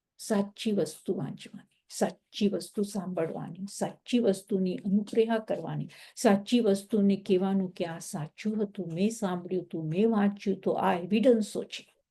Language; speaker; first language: Gujarati; early bilingual, heritage; Gujarati